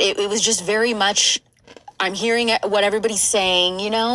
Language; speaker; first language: English; native; English